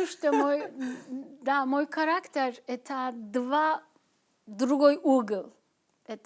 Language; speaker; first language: Russian; non-native, learner; Turkish